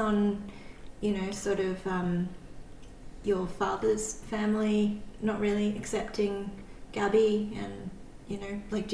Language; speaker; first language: English; non-native, local second language; Cantonese